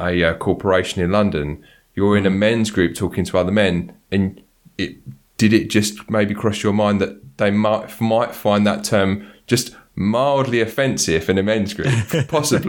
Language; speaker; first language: English; native; English